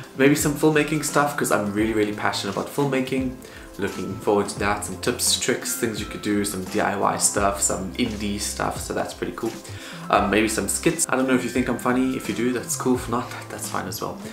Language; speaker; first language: English; native; English